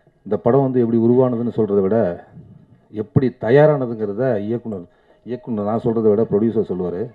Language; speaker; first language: Tamil; native; Tamil